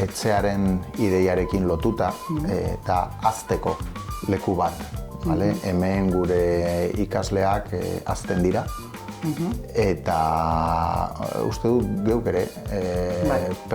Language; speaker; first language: Basque; non-native, local second language; Spanish